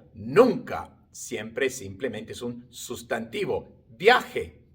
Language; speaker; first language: Spanish; non-native, fluent; English